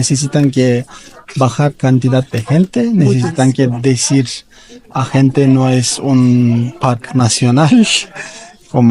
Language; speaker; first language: Spanish; non-native, learner; Turkish